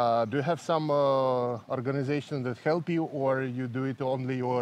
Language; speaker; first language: English; non-native, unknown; Russian